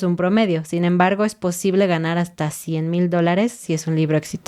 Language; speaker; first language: Spanish; native; Spanish